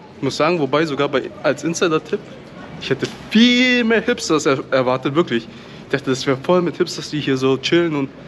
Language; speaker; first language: German; native; German